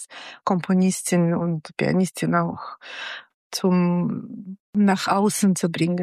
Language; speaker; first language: German; non-native, fluent; Russian